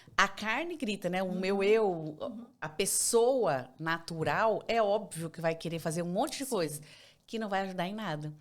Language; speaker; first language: Portuguese; native; Portuguese